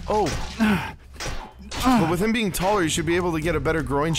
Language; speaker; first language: English; native; English